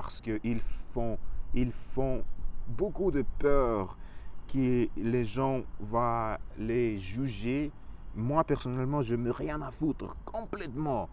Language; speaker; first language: French; non-native, learner; Russian